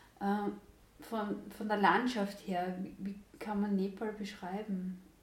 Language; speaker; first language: German; native; German